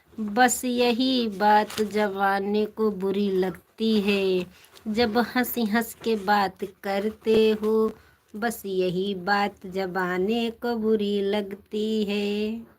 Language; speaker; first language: Hindi; native; Hindi